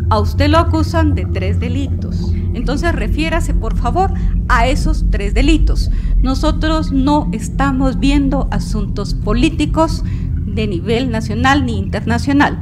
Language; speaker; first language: Spanish; native; Spanish